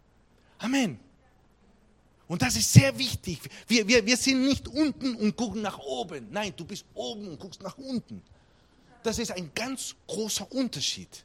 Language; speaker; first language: German; non-native, fluent; Spanish